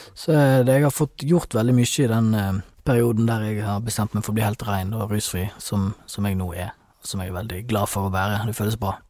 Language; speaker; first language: Norwegian; native; Norwegian